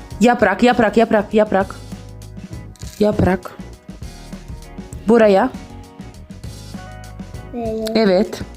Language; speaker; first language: Turkish; non-native, learner; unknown